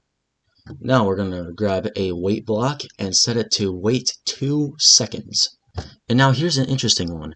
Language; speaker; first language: English; native; English